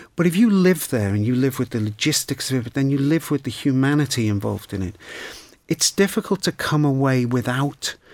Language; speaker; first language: English; native; English